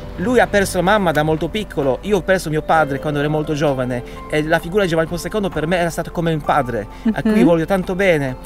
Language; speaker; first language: Italian; non-native, fluent; Polish